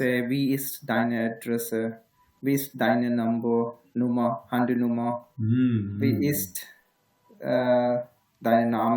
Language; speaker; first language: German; non-native, learner; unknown